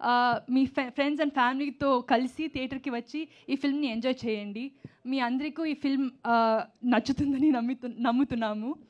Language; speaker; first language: Telugu; non-native, learner; Tamil